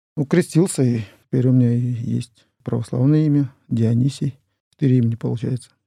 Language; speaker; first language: Russian; non-native, local second language; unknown